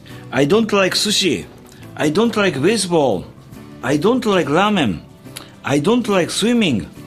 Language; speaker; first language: English; non-native, learner; Japanese